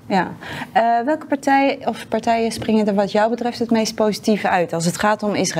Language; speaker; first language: Dutch; native; Dutch